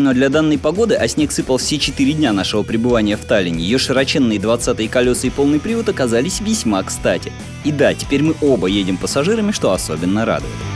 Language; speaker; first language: Russian; native; Russian